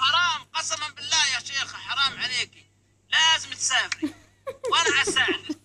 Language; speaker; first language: Arabic; native; Arabic